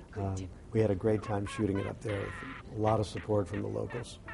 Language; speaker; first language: English; native; English